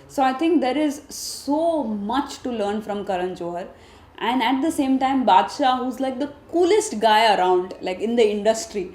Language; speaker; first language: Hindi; non-native, local second language; Marathi